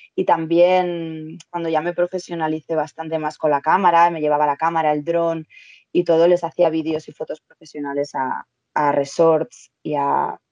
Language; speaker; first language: Spanish; native; Spanish